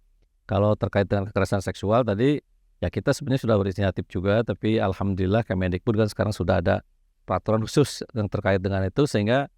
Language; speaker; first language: Indonesian; native; Indonesian